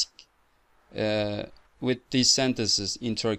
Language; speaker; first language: English; non-native, fluent; Turkish